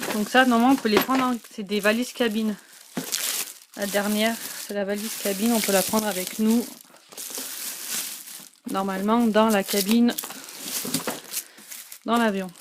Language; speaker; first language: French; native; French